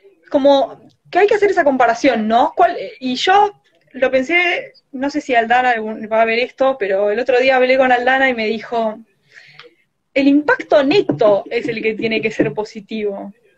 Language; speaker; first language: Spanish; native; Spanish